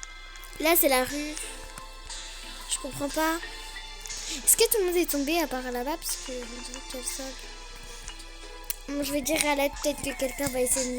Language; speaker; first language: French; native; French